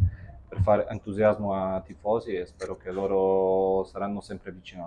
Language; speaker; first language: Italian; non-native, fluent; Polish